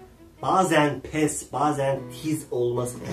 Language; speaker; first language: Turkish; native; Turkish